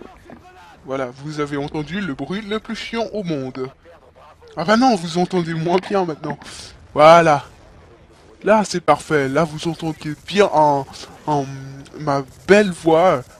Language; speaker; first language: French; native; French